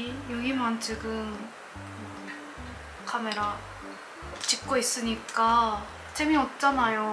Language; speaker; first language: Korean; non-native, learner; Japanese